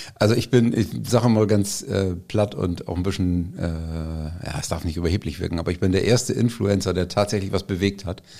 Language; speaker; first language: German; native; German